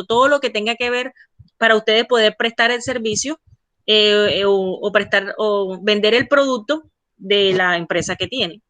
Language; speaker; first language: Spanish; native; Spanish